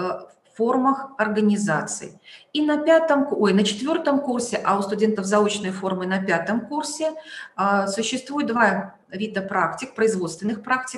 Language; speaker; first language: Russian; native; Russian